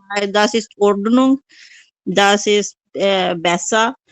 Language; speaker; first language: German; non-native, learner; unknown